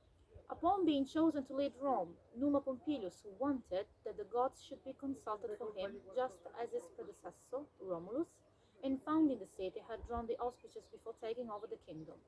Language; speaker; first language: English; non-native, fluent; Italian